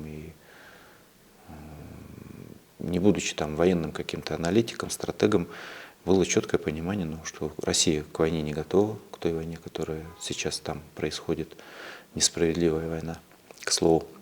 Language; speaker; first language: Russian; native; Russian